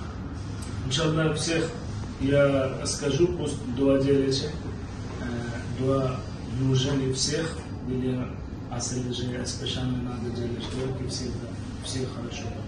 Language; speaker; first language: Russian; non-native, learner; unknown